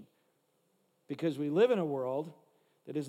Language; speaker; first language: English; native; English